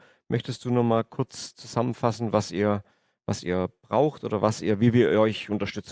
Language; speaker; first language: German; native; German